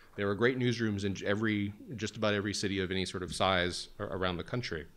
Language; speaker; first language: English; native; English